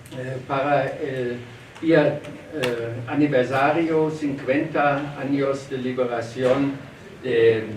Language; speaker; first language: Spanish; non-native, learner; German